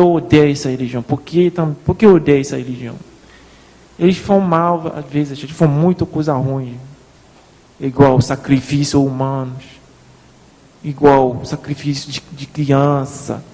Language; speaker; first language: Portuguese; non-native, fluent; Haitian Creole